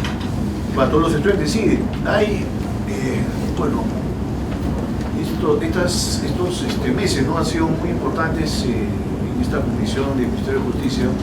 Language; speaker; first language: Spanish; native; Spanish